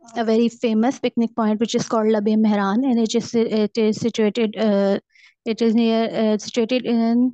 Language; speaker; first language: English; non-native, local second language; Urdu